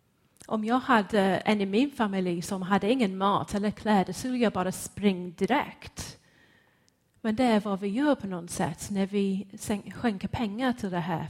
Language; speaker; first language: Swedish; non-native, fluent; English